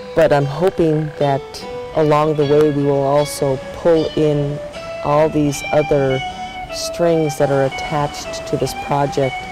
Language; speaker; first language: English; native; English